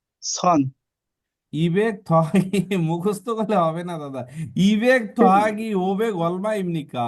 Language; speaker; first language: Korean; non-native, fluent; Bangla